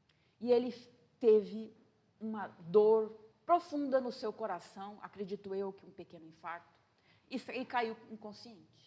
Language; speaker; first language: Portuguese; native; Portuguese